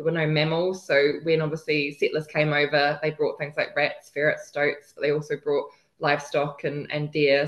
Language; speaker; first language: English; native; English